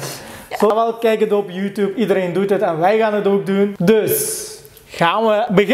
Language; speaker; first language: Dutch; early bilingual, other home language; Turkish